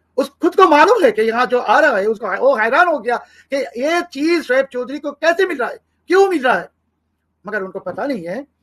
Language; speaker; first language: Hindi; non-native, fluent; Bangla